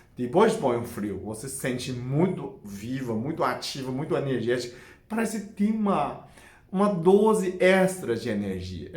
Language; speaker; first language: Portuguese; non-native, fluent; Chinese